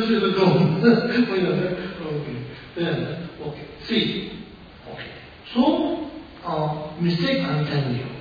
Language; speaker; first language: Russian; non-native, learner; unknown